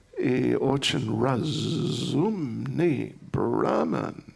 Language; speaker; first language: Russian; non-native, learner; English